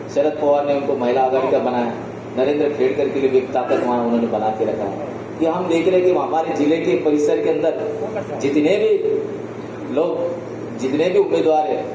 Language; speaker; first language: Hindi; non-native, local second language; Marathi